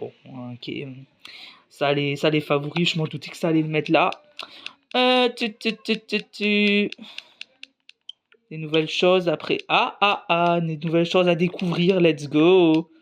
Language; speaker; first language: French; native; French